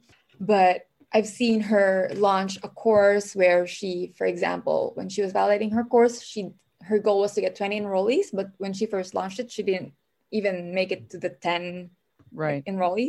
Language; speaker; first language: English; non-native, local second language; Filipino